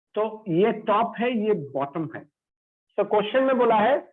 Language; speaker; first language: Hindi; non-native, local second language; Bangla